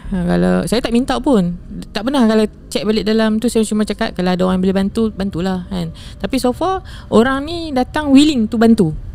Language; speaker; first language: Malay; native; Malay